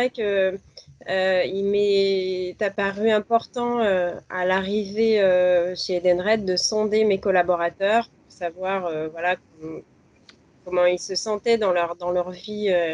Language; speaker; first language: French; native; French